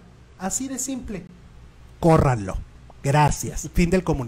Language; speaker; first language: Spanish; native; Spanish